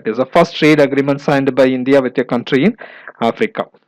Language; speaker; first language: English; non-native, local second language; Tamil